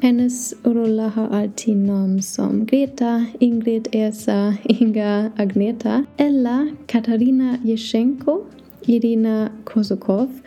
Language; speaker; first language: Swedish; non-native, learner; English